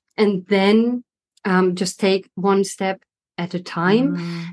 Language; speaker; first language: English; non-native, fluent; German